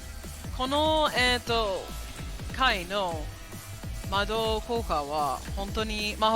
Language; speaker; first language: Japanese; non-native, fluent; English